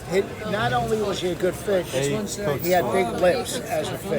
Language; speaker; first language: English; native; English